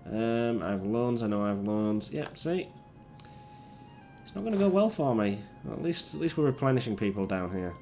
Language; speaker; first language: English; native; English